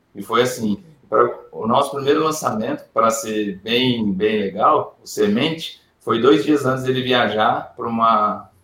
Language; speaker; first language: Portuguese; native; Portuguese